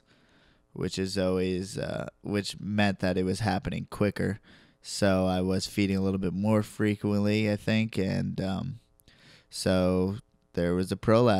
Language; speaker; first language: English; native; English